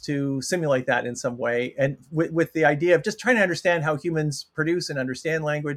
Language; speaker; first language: English; native; English